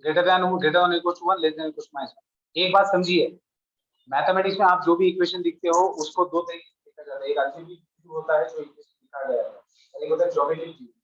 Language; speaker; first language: Hindi; non-native, local second language; Marathi